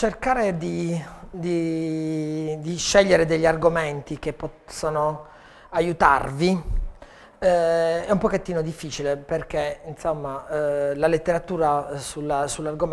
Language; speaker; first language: Italian; native; Italian